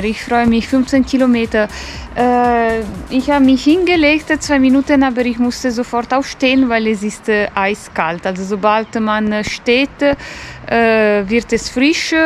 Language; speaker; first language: German; non-native, fluent; Italian